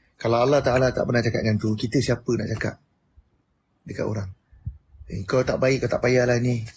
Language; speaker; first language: Malay; native; Malay